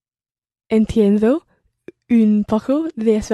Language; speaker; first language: Spanish; non-native, learner; English